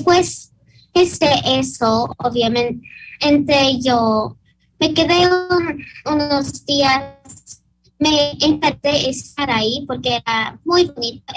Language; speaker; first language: Spanish; early bilingual, heritage; Spanish